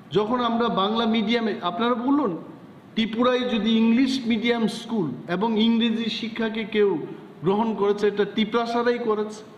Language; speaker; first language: Bangla; non-native, local second language; Kok Borok